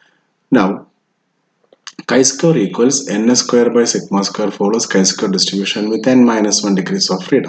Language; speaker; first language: English; non-native, local second language; Malayalam